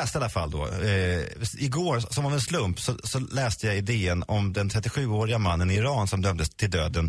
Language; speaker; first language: Swedish; native; Swedish